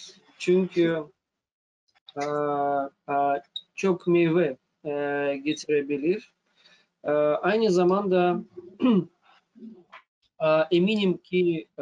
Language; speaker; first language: Turkish; non-native, fluent; Russian